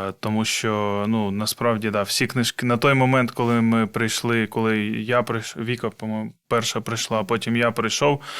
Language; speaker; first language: Ukrainian; non-native, local second language; Russian